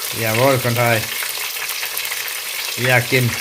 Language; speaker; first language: Thai; non-native, learner; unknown